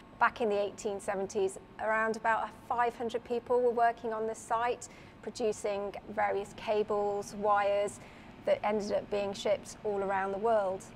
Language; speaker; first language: English; native; English